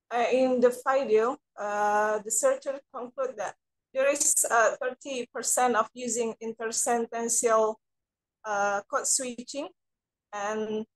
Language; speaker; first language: English; non-native, learner; Indonesian